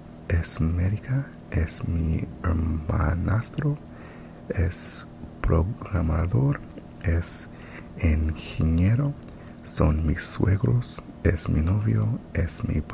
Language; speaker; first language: Spanish; non-native, learner; English